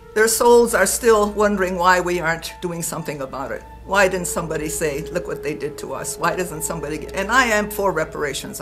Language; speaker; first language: English; native; English